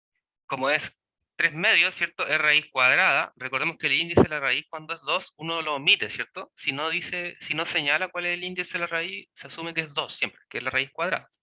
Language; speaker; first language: Spanish; native; Spanish